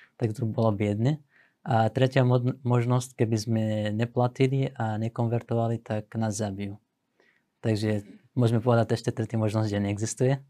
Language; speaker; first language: Slovak; non-native, fluent; Assyrian Neo-Aramaic